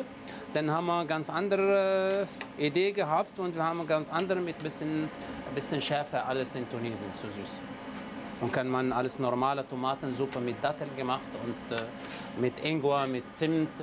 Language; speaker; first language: German; non-native, learner; Arabic